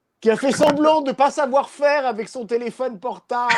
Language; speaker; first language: French; native; French